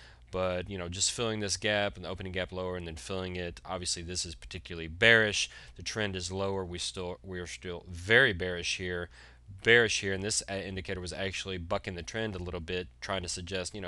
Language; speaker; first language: English; native; English